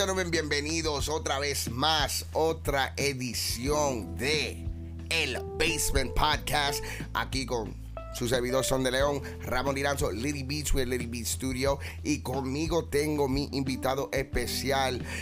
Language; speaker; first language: Spanish; early bilingual, heritage; Spanish